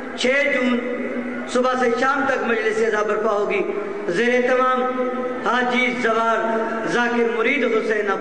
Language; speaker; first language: Urdu; non-native, local second language; Punjabi